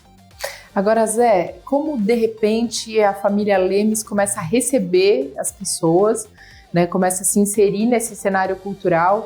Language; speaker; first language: Portuguese; native; Portuguese